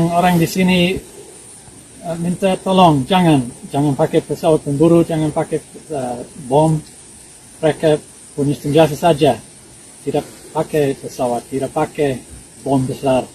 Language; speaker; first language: Indonesian; non-native, learner; English